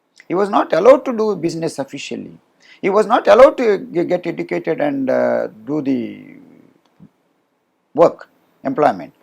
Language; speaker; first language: English; non-native, local second language; Telugu